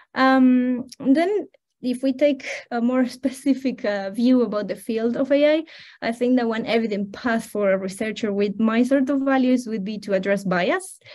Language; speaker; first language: English; non-native, fluent; Spanish